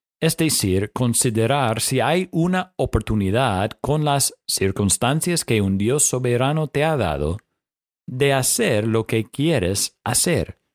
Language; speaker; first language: Spanish; non-native, fluent; English